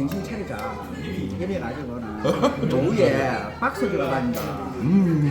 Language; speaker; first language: Korean; native; Korean